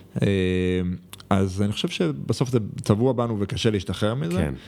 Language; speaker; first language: Hebrew; native; Hebrew